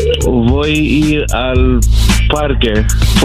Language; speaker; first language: Spanish; non-native, learner; English